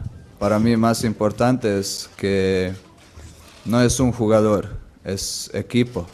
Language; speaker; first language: Spanish; non-native, fluent; Croatian